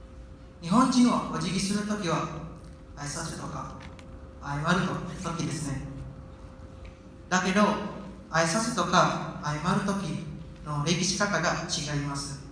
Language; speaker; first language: Japanese; non-native, learner; Indonesian